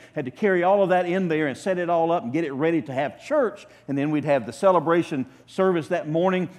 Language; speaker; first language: English; native; English